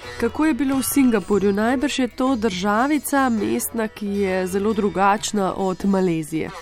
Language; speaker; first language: Slovenian; native; Slovenian